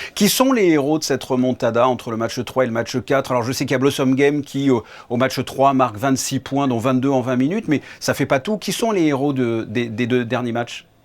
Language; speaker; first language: French; native; French